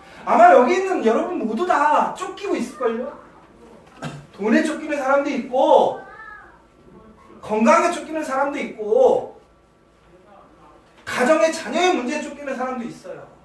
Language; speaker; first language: Korean; native; Korean